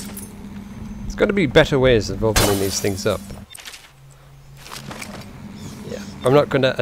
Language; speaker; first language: English; native; English